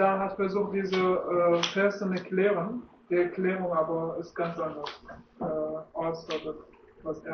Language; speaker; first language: German; non-native, learner; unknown